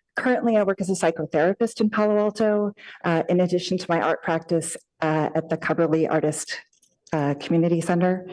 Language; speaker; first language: English; native; English